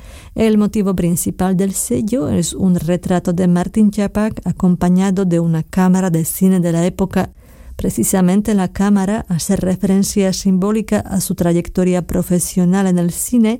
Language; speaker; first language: Spanish; non-native, fluent; Slovak